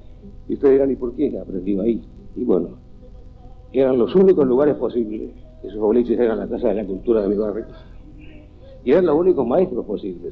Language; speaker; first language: Spanish; native; Spanish